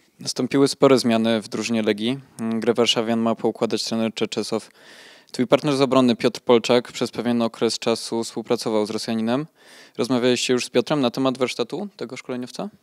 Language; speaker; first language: Polish; native; Polish